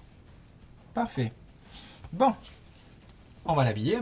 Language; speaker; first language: French; native; French